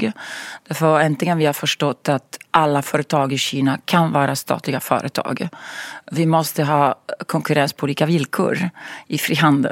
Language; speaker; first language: Swedish; non-native, fluent; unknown